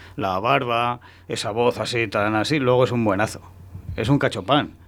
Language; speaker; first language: Spanish; native; Spanish